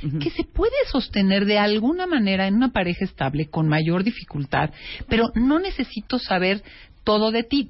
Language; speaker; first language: Spanish; native; Spanish